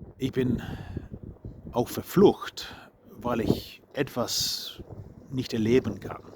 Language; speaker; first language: German; non-native, fluent; English